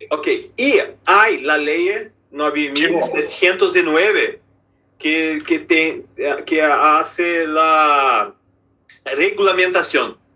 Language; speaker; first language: Spanish; non-native, fluent; Portuguese